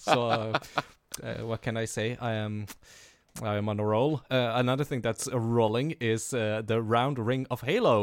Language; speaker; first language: English; non-native, fluent; Norwegian